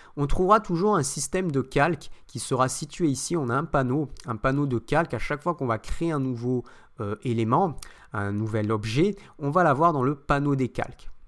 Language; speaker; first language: French; native; French